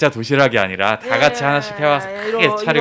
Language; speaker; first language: Korean; native; Korean